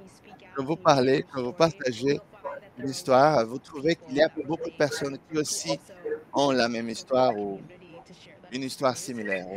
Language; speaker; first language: French; non-native, fluent; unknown